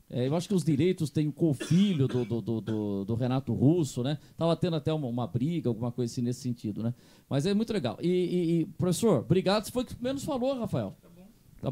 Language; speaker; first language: Portuguese; native; Portuguese